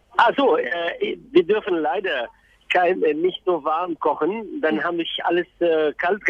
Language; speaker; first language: German; non-native, fluent; Arabic